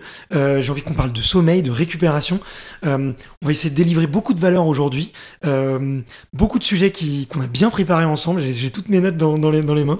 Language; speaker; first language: French; native; French